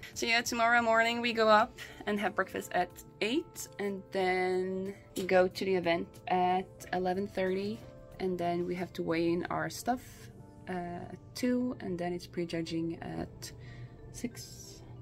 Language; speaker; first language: English; non-native, fluent; Swedish